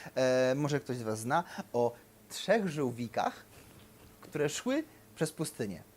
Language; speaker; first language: Polish; native; Polish